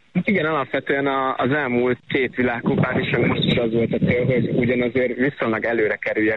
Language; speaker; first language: Hungarian; native; Hungarian